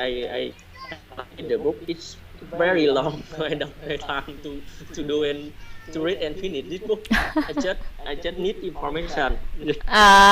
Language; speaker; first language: English; non-native, learner; Vietnamese